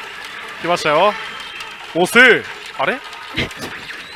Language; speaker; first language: Japanese; native; Japanese